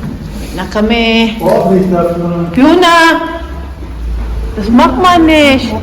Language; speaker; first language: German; non-native, learner; Cebuano